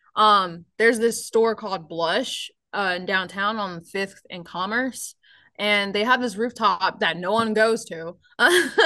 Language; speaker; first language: English; native; English